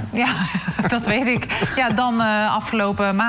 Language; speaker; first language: Dutch; native; Dutch